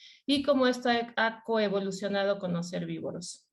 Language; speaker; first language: Spanish; native; Spanish